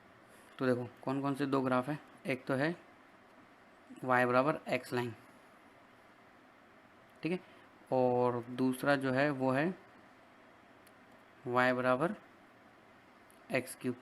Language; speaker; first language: Hindi; native; Hindi